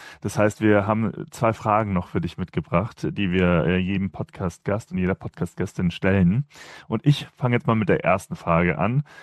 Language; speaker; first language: German; native; German